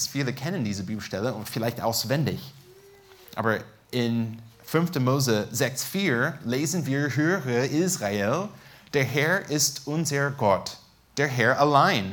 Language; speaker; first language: German; non-native, fluent; English